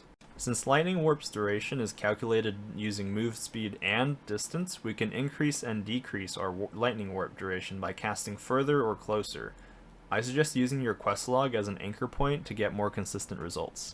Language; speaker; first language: English; native; English